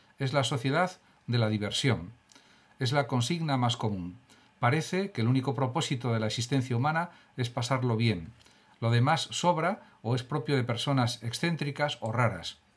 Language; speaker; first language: Spanish; native; Spanish